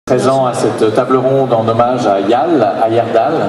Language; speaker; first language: French; native; French